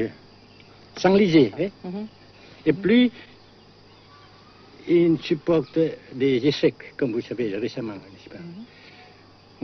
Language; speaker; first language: French; non-native, fluent; Vietnamese